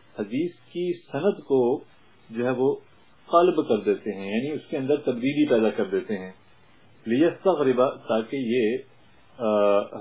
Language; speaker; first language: Urdu; non-native, local second language; Punjabi